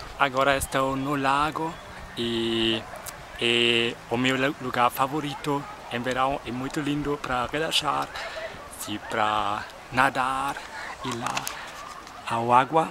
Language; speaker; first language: Portuguese; non-native, fluent; German